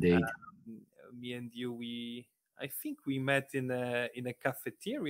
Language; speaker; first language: English; non-native, fluent; Polish